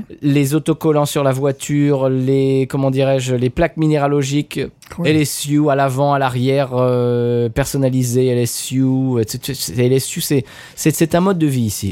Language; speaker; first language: French; native; French